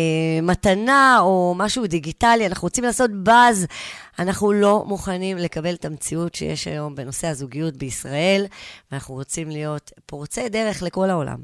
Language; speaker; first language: Hebrew; native; Hebrew